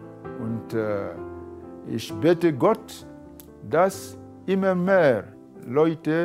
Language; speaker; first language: German; non-native, learner; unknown